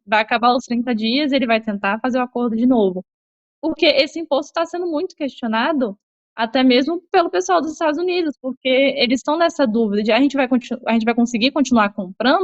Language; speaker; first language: Portuguese; native; Portuguese